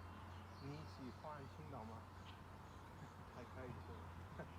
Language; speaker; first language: Chinese; non-native, learner; English